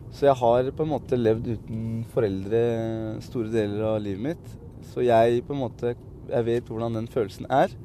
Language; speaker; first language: Norwegian; early bilingual, other home language; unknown